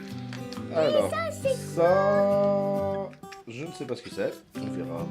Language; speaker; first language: French; native; French